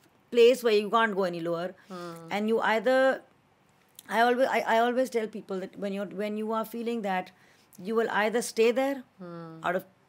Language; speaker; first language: English; early bilingual, other home language; Hindi